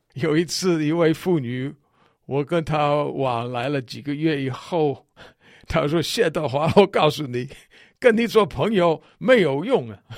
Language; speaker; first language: Chinese; non-native, fluent; English